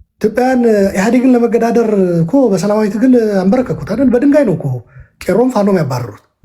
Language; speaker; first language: Amharic; non-native, local second language; Tigrinya